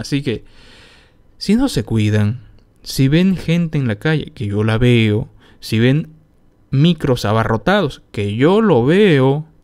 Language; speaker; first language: Spanish; native; Spanish